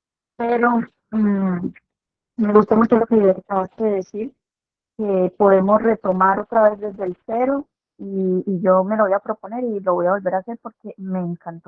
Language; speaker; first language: Spanish; native; Spanish